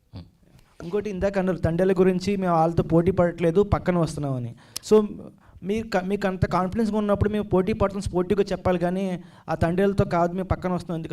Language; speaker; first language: Telugu; native; Telugu